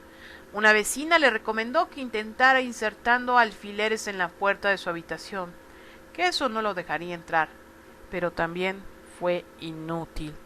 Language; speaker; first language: Spanish; native; Spanish